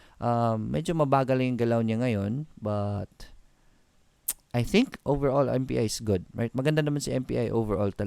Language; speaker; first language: Filipino; native; Filipino